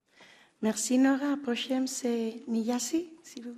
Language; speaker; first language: French; non-native, learner; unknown